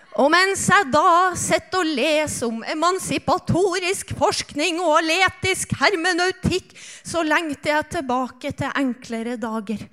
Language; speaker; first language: Norwegian; native; Norwegian